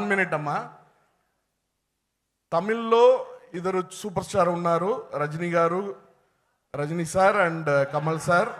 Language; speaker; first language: Telugu; non-native, learner; Tamil